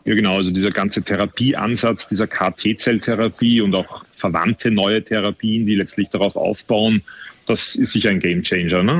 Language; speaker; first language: German; native; German